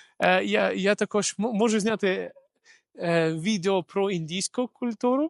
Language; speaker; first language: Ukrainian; non-native, local second language; Russian